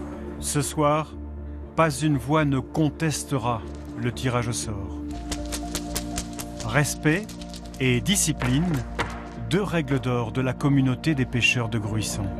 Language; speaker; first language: French; native; French